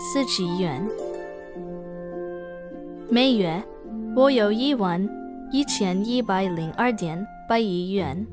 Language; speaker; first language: Chinese; non-native, learner; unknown